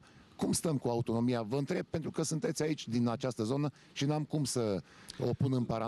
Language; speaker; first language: Romanian; native; Romanian